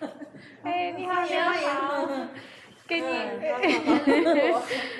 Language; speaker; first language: Chinese; non-native, learner; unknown